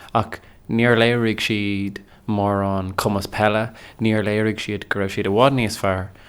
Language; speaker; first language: Irish; non-native, local second language; English